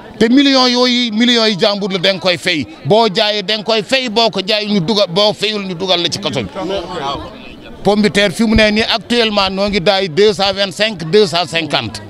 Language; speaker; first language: Wolof; native; Wolof